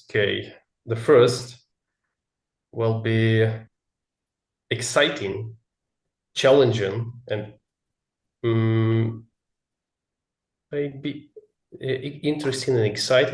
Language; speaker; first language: English; non-native, learner; Russian